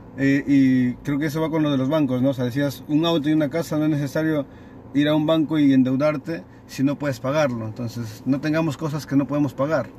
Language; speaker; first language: Spanish; native; Spanish